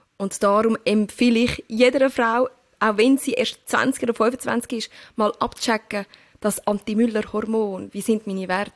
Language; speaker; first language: German; early bilingual, other home language; Turkish